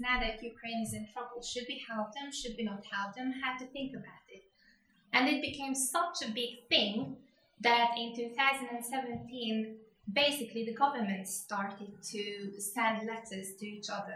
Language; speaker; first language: English; non-native, fluent; Hungarian